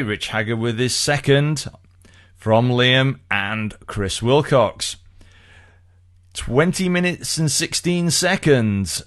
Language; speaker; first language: English; native; English